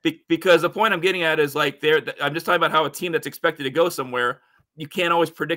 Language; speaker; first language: English; native; English